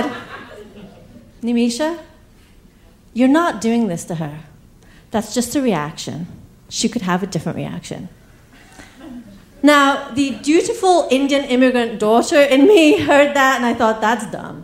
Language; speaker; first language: English; native; English